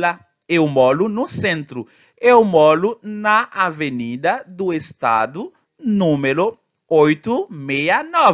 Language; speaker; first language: Portuguese; non-native, fluent; Haitian Creole